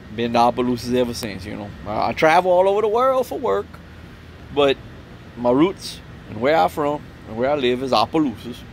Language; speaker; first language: English; native; English